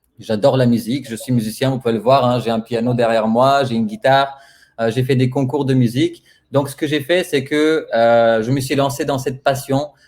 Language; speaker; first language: French; non-native, fluent; Bulgarian